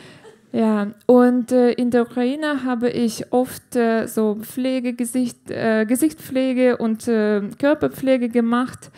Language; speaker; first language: German; non-native, fluent; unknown